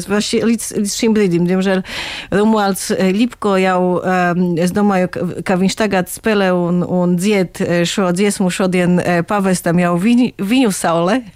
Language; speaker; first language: Latvian; non-native, fluent; Polish